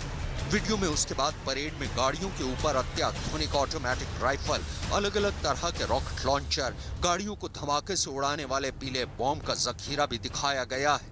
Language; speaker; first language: Hindi; native; Hindi